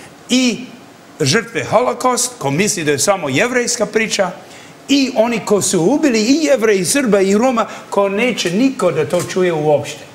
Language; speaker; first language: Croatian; early bilingual, heritage; English